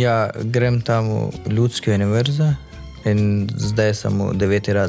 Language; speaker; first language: Slovenian; non-native, learner; Urdu